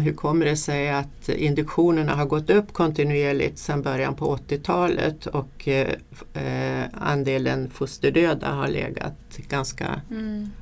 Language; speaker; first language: Swedish; native; Swedish